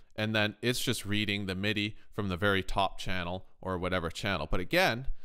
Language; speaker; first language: English; native; English